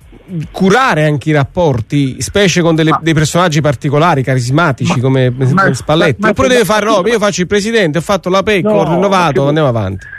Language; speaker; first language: Italian; native; Italian